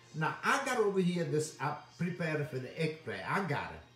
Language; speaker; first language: English; non-native, learner; Italian